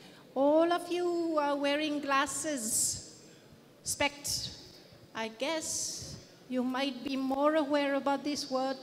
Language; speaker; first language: English; non-native, fluent; French